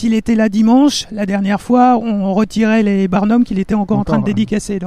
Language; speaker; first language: French; native; French